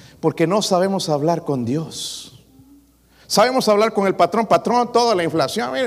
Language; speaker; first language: Spanish; native; Spanish